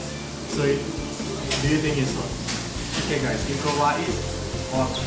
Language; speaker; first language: English; non-native, learner; Indonesian